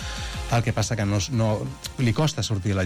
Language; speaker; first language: Catalan; native; Catalan